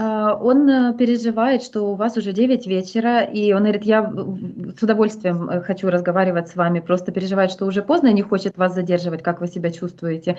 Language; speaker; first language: Russian; native; Russian